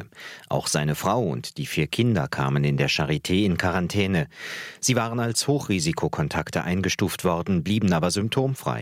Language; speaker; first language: German; native; German